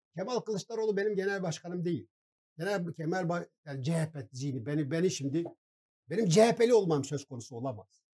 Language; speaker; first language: Turkish; non-native, local second language; Kurdish